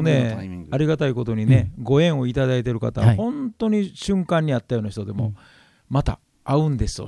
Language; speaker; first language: Japanese; native; Japanese